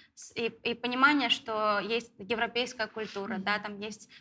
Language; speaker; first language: Russian; native; Russian